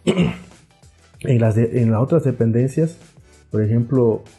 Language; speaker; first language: Spanish; non-native, local second language; Zapotec